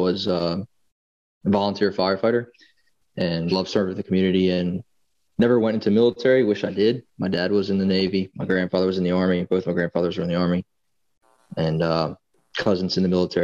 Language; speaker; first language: English; native; English